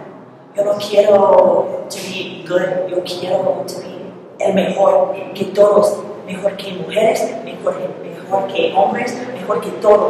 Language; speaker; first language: Spanish; non-native, learner; English